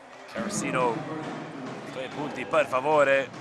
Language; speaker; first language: Italian; non-native, learner; English